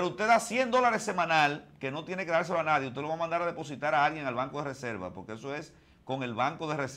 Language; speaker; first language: Spanish; native; Spanish